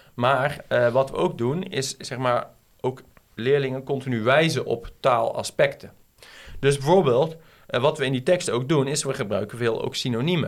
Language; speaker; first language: Dutch; native; Dutch